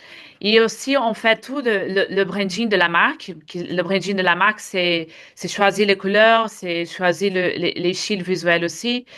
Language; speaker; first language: French; non-native, fluent; Portuguese